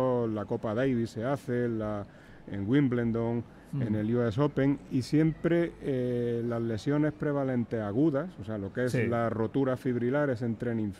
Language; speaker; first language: Spanish; native; Spanish